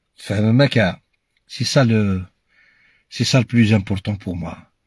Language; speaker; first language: French; non-native, local second language; Kabyle